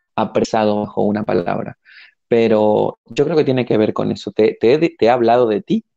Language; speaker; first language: Spanish; native; Spanish